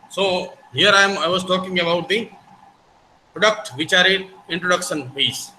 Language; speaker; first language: English; non-native, local second language; Gujarati